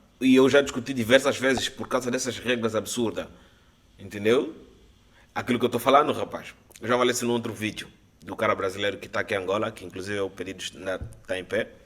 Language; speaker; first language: Portuguese; native; Portuguese